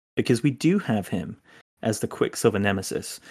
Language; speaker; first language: English; native; English